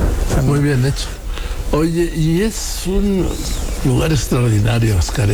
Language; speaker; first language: Spanish; native; Spanish